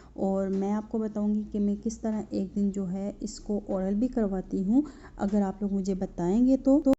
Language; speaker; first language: Urdu; native; Urdu